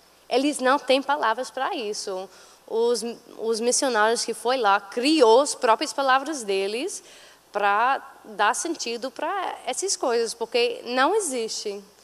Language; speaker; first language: Portuguese; non-native, fluent; English